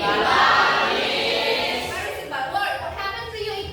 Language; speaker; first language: English; non-native, learner; Indonesian